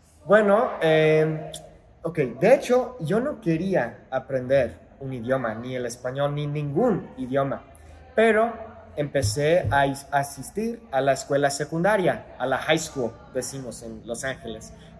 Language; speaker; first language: Spanish; non-native, fluent; English